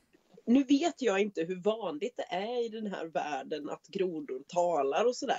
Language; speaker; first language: Swedish; native; Swedish